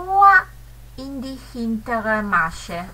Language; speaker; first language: German; non-native, fluent; Italian